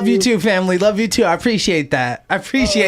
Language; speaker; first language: English; native; English